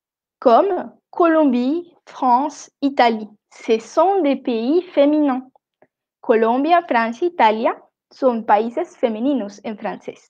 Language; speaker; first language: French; non-native, fluent; Spanish